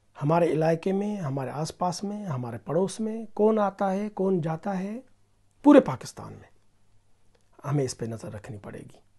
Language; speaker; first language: Urdu; non-native, local second language; Sindhi